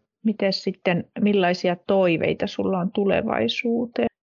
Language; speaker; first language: Finnish; native; Finnish